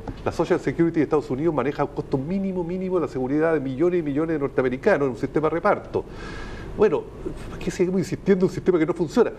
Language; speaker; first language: Spanish; native; Spanish